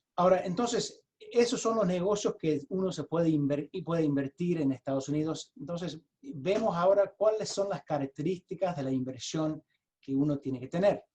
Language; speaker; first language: Spanish; early bilingual, heritage; Spanish